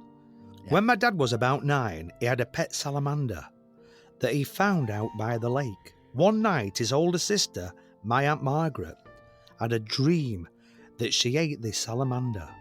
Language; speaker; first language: English; native; English